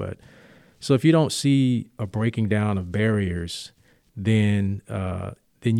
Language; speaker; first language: English; native; English